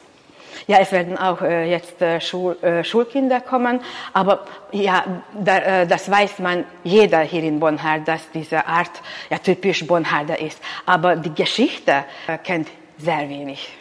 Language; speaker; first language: German; non-native, local second language; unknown